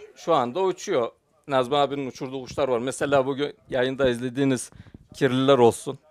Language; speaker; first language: Turkish; native; Turkish